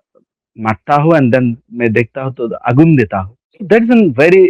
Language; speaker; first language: Hindi; non-native, learner; Bangla